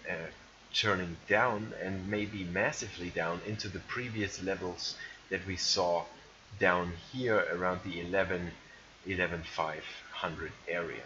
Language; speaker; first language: English; non-native, fluent; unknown